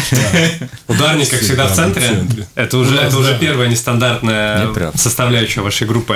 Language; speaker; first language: Russian; native; Russian